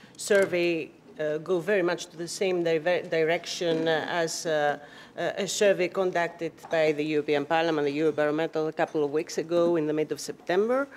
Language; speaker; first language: English; non-native, fluent; Greek